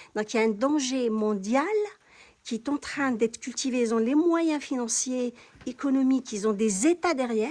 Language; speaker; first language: French; non-native, local second language; Kabyle